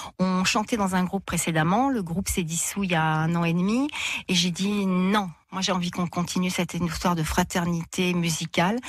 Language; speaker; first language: French; native; French